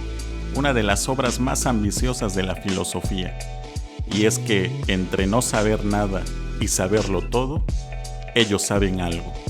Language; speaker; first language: Spanish; native; Spanish